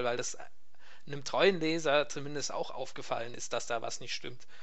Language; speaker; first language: German; native; German